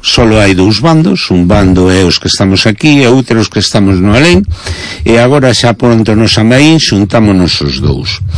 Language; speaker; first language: Galician; native; Galician